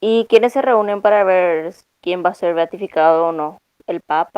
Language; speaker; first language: Spanish; native; Spanish